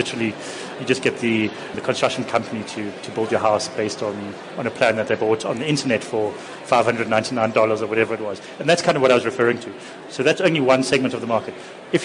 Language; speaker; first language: English; native; English